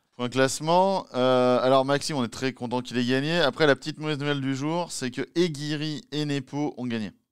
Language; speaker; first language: French; native; French